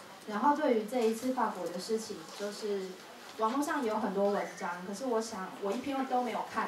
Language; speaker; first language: Chinese; native; Chinese